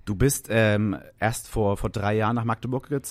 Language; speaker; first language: German; native; German